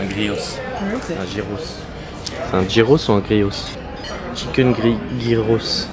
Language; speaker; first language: French; native; French